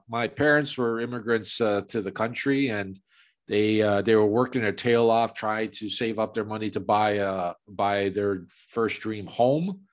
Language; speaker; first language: English; native; English